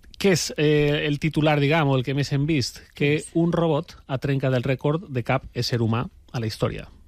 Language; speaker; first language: Catalan; native; Catalan